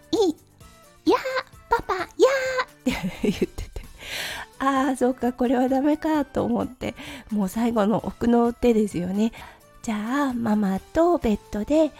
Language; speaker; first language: Japanese; native; Japanese